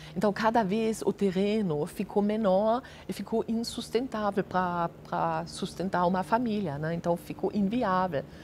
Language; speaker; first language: Portuguese; non-native, fluent; German